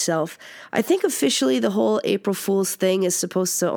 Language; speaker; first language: English; native; English